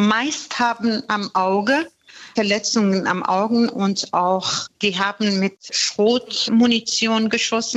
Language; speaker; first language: German; non-native, fluent; Persian